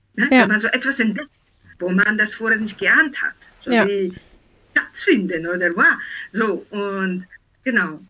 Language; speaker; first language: German; non-native, fluent; Italian